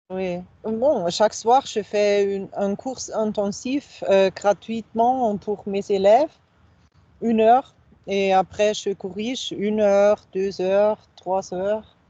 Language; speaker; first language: French; non-native, fluent; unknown